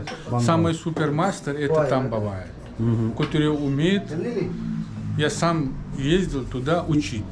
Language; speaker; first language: Russian; non-native, learner; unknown